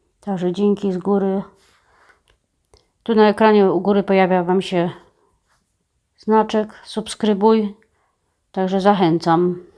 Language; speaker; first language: Polish; native; Polish